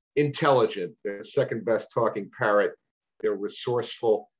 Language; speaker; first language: English; native; English